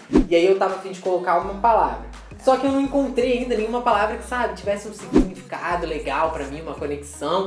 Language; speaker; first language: Portuguese; native; Portuguese